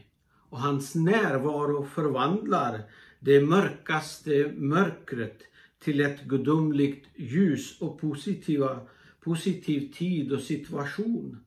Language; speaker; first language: Swedish; non-native, fluent; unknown